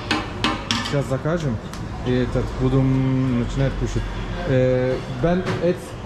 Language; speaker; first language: Russian; non-native, learner; Turkish